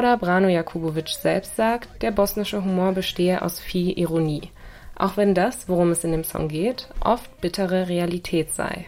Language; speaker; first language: German; native; German